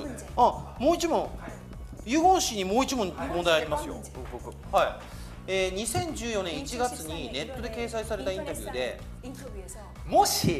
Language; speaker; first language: Japanese; native; Japanese